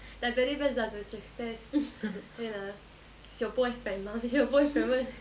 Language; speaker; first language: Greek; early bilingual, heritage; Greek